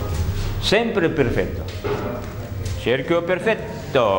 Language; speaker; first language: Italian; non-native, learner; Russian